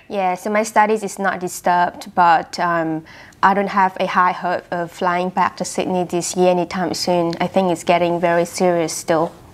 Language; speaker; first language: English; non-native, fluent; Vietnamese